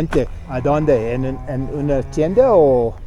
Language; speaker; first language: Spanish; non-native, learner; English